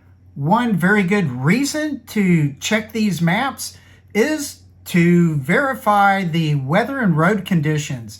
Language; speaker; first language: English; native; English